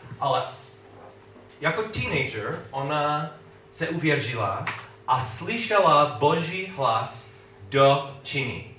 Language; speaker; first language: Czech; non-native, learner; English